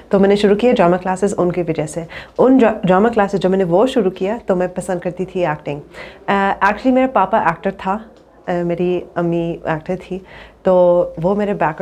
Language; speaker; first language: Hindi; early bilingual, heritage; English